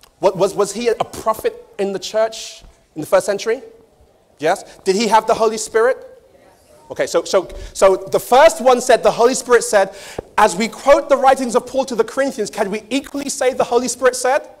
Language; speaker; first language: English; native; English